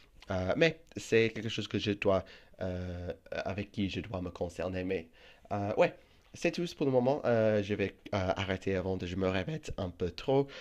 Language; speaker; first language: French; non-native, fluent; English